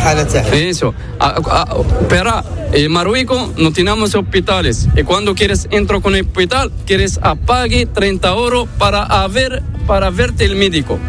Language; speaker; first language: Spanish; non-native, learner; Arabic